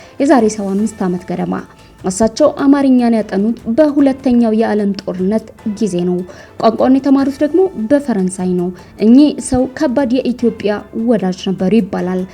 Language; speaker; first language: Amharic; native; Amharic